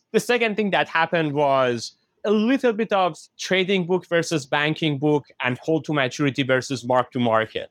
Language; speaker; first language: English; non-native, fluent; Persian